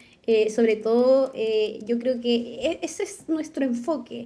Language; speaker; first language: Spanish; native; Spanish